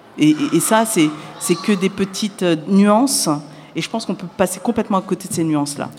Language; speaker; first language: French; native; French